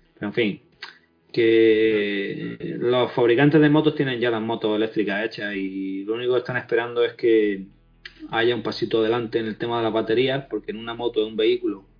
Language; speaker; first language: Spanish; native; Spanish